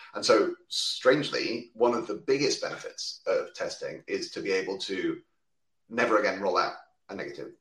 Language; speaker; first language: English; native; English